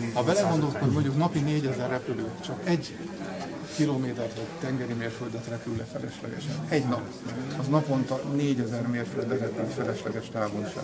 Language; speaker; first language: Hungarian; native; Hungarian